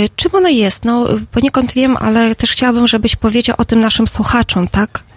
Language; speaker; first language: Polish; non-native, fluent; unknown